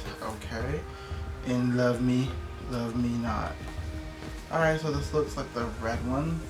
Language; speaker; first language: English; native; English